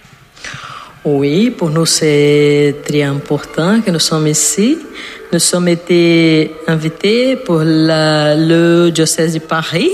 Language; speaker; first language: French; non-native, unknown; Portuguese